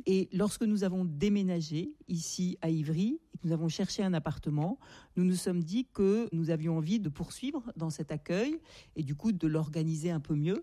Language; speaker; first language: French; native; French